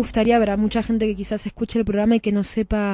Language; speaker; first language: Spanish; native; Spanish